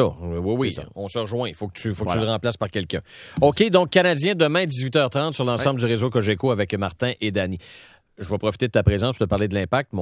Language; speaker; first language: French; native; French